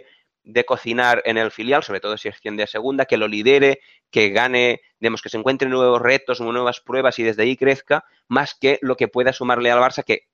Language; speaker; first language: Spanish; native; Spanish